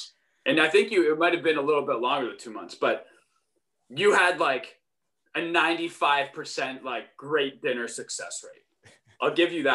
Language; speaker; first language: English; native; English